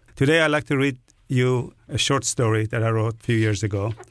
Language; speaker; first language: English; non-native, fluent; Persian